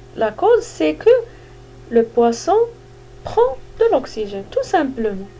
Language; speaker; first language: French; non-native, local second language; Arabic